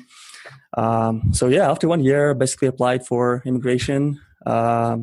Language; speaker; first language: English; non-native, fluent; Ukrainian